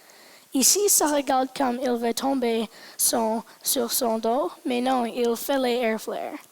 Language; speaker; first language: French; non-native, local second language; English